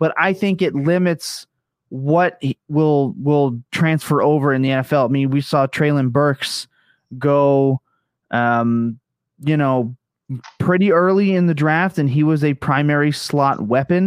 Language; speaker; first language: English; native; English